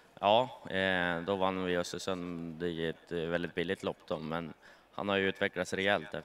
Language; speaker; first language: Swedish; native; Swedish